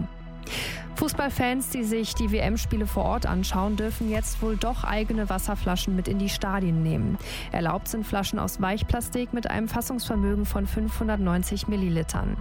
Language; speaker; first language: German; native; German